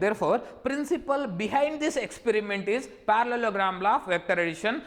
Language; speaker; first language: English; non-native, local second language; Kannada